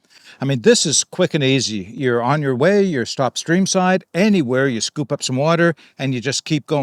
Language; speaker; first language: English; native; English